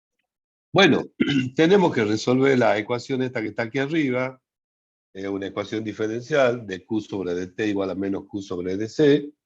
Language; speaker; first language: Spanish; native; Spanish